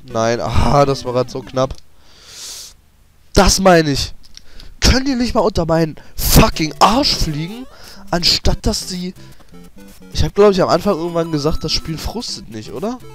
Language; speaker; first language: German; native; German